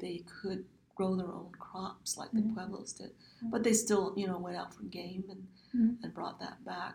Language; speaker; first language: English; early bilingual, other home language; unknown